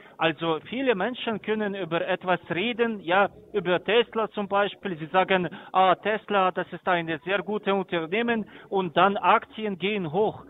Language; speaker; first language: German; non-native, learner; Greek